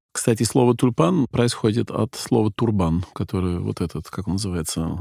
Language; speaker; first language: Russian; non-native, fluent; Dutch